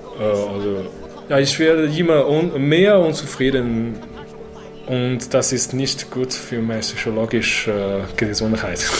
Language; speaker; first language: German; non-native, learner; Chinese